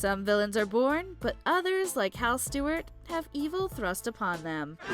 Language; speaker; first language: English; native; English